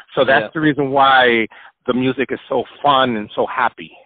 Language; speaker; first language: English; early bilingual, other home language; Spanish